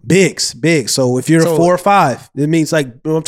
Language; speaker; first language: English; native; English